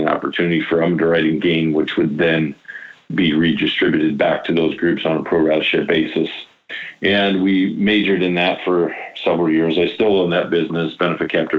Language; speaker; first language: English; native; English